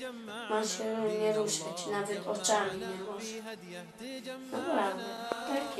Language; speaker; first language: Polish; early bilingual, other home language; Chechen